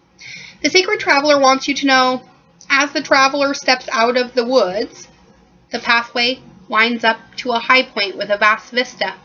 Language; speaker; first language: English; native; English